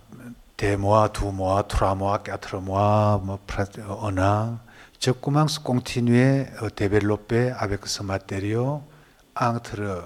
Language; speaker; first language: French; non-native, learner; Korean